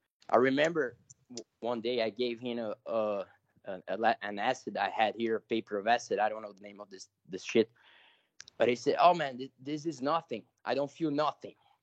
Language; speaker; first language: English; non-native, fluent; Portuguese